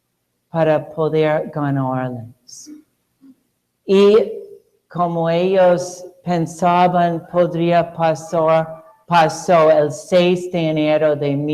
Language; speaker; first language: Spanish; non-native, fluent; English